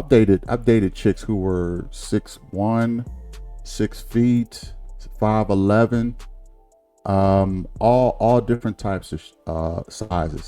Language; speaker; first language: English; native; English